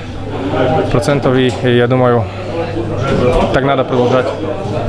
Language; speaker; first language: Russian; non-native, learner; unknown